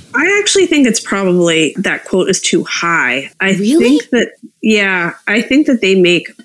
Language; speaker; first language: English; native; English